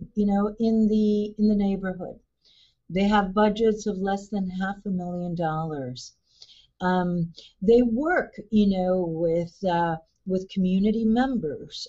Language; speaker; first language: English; early bilingual, other home language; Spanish